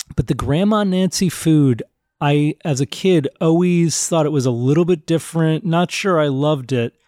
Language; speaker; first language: English; early bilingual, other home language; Italian